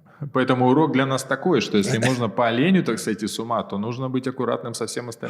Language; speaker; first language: Russian; native; Russian